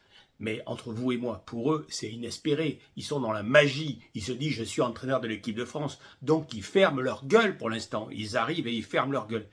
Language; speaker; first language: French; native; French